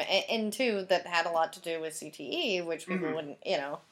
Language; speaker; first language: English; native; English